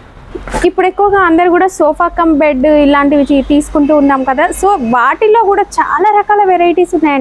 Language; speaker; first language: Telugu; native; Telugu